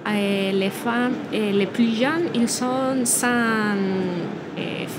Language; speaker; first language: French; non-native, learner; Spanish